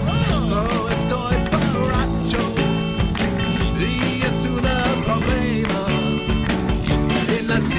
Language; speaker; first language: Spanish; non-native, learner; English